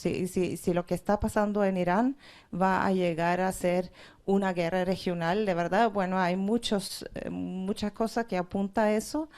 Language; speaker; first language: Spanish; non-native, fluent; Norwegian